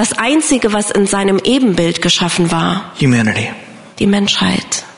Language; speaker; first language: German; non-native, fluent; English